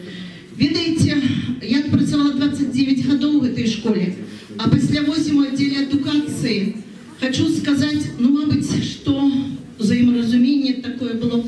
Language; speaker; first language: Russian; non-native, local second language; Belarusian